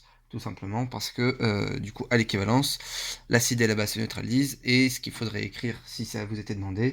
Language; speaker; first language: French; native; French